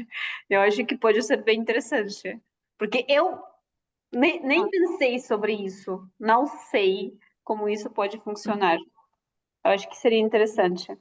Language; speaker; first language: Portuguese; non-native, fluent; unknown